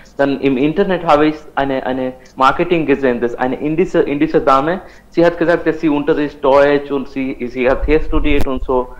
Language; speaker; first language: German; non-native, learner; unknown